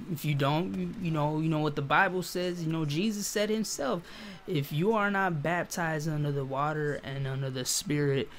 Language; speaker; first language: English; native; English